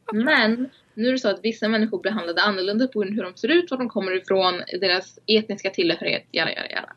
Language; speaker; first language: Swedish; early bilingual, other home language; Somali